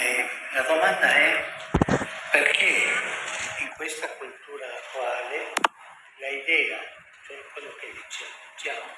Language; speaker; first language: Italian; non-native, fluent; Spanish